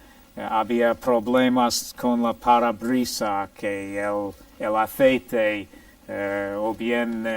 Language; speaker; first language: Spanish; non-native, fluent; English